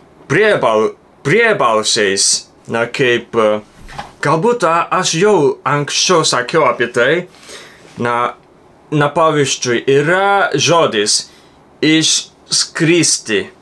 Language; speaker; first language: Lithuanian; non-native, fluent; Japanese